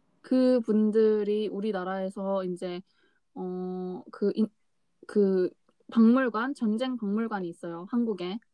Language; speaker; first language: Korean; native; Korean